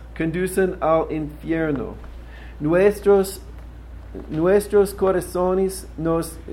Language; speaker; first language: Spanish; non-native, learner; English